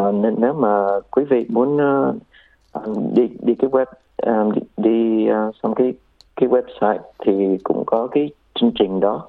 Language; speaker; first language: Vietnamese; early bilingual, heritage; Vietnamese